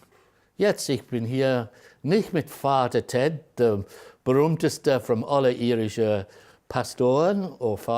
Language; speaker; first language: German; non-native, fluent; English